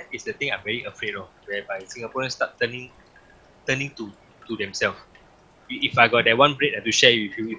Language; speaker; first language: English; native; English